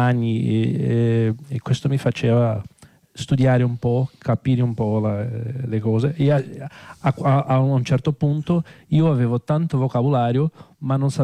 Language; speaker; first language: Italian; non-native, fluent; Portuguese